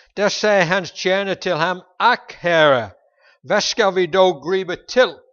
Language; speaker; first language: Danish; non-native, fluent; English